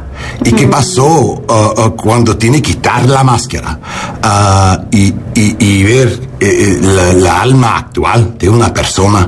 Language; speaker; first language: Spanish; early bilingual, heritage; English